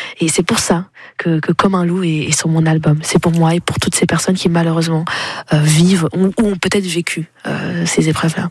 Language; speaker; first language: French; native; French